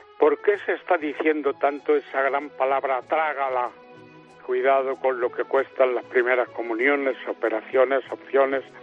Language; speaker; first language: Spanish; native; Spanish